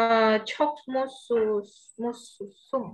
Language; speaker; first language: Turkish; non-native, learner; Indonesian